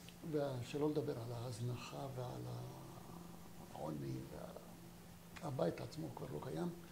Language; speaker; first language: Hebrew; non-native, fluent; French